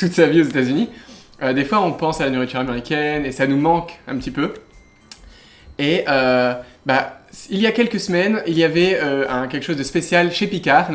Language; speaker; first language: French; native; French